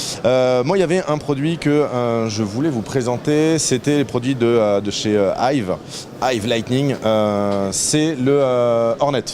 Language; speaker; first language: French; native; French